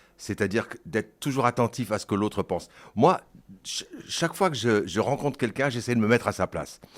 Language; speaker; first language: French; early bilingual, other home language; Kabyle